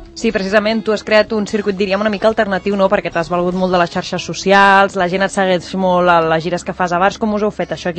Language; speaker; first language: Catalan; native; Catalan